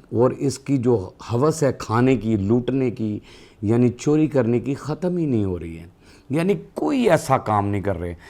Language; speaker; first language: Urdu; non-native, local second language; Punjabi